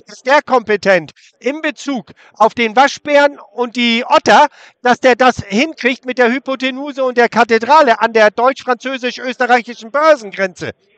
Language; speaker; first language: German; native; German